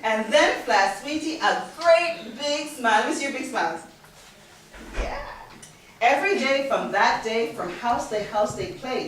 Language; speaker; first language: English; early bilingual, other home language; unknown